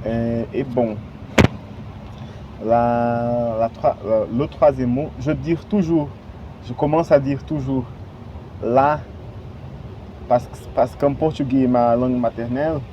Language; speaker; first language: French; non-native, fluent; Portuguese